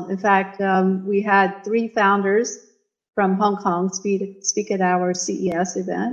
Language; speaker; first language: English; native; English